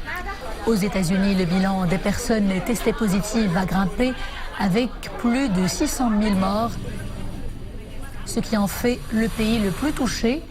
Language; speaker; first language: French; non-native, local second language; Arabic